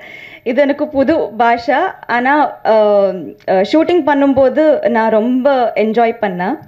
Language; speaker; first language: Tamil; non-native, learner; Telugu